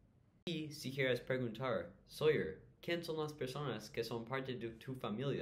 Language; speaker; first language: Spanish; non-native, learner; English